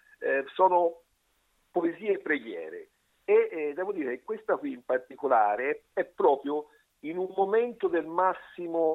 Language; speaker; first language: Italian; native; Italian